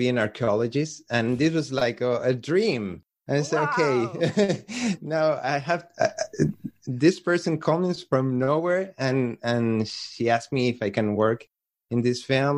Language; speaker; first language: English; non-native, learner; Spanish